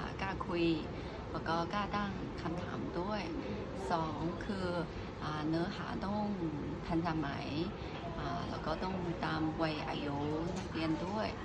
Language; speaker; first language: Thai; non-native, fluent; Chinese